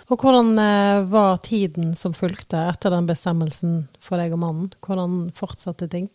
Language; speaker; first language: Norwegian; native; Norwegian